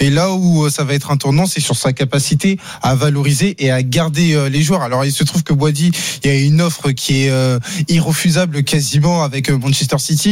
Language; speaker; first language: French; native; French